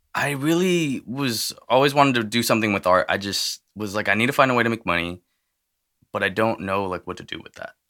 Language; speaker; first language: English; native; English